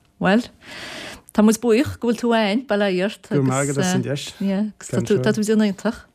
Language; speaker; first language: Irish; native; Irish